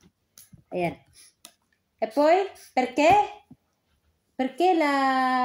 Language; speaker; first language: Italian; non-native, learner; Filipino